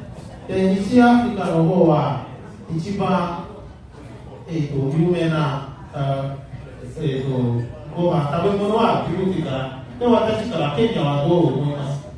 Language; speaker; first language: Japanese; non-native, learner; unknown